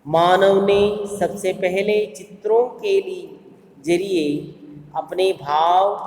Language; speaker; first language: Hindi; non-native, local second language; Kannada